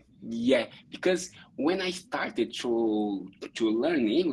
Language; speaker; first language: English; non-native, learner; Portuguese